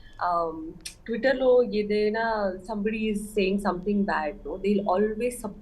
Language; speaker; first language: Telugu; non-native, learner; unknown